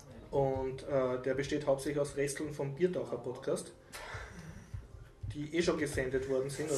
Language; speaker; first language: German; native; German